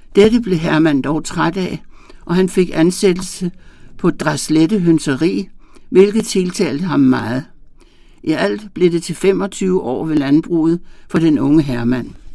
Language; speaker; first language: Danish; native; Danish